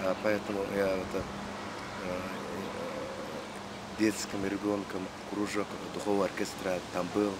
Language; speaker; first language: Russian; non-native, learner; Mongolian